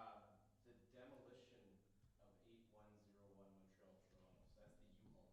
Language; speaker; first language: English; native; English